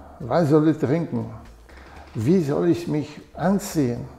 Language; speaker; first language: German; non-native, fluent; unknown